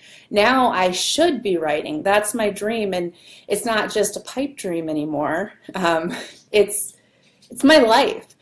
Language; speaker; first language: English; native; English